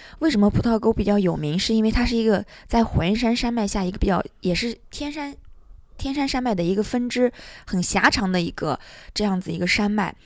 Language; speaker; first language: Chinese; native; Chinese